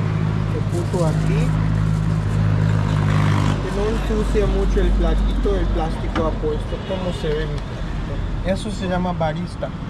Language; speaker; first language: Spanish; non-native, fluent; Hindi